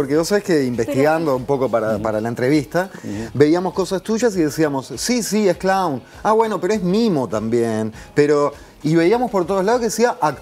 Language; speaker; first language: Spanish; native; Spanish